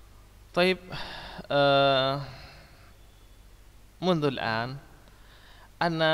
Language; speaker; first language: Arabic; non-native, fluent; Indonesian